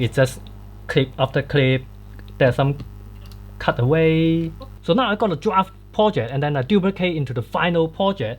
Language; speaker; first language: English; non-native, fluent; Cantonese